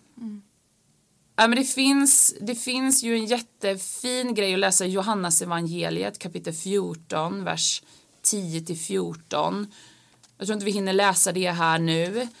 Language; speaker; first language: Swedish; native; Swedish